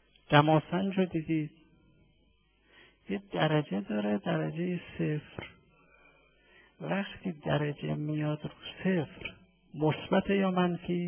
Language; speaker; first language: Persian; native; Persian